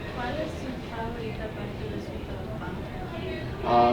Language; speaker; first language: Spanish; non-native, learner; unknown